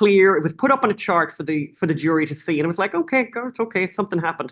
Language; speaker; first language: English; native; English